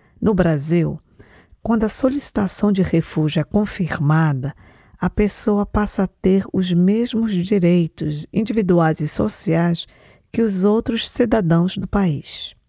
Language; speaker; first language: Portuguese; native; Portuguese